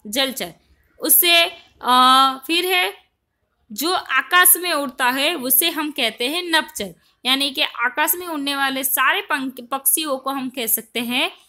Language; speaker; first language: Hindi; non-native, local second language; Gujarati